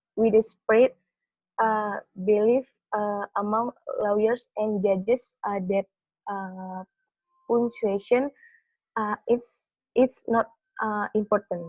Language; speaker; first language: English; non-native, learner; Indonesian